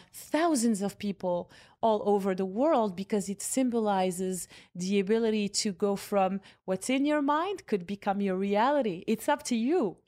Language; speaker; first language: English; non-native, fluent; Arabic